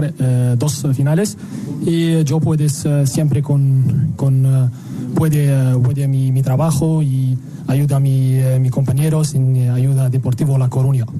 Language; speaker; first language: Spanish; non-native, learner; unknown